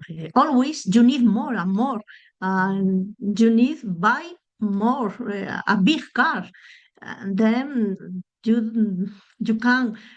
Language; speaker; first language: English; non-native, learner; Spanish